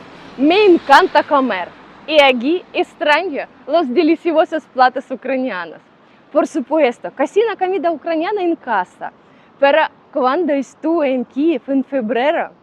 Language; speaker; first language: Spanish; non-native, learner; Ukrainian